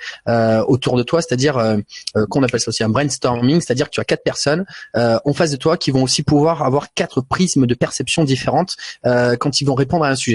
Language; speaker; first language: French; native; French